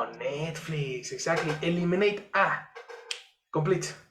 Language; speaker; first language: English; non-native, fluent; Spanish